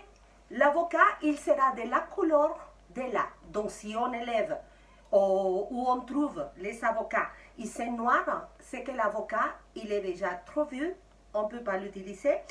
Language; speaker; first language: French; non-native, fluent; Spanish